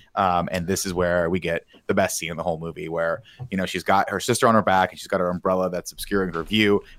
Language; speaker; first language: English; native; English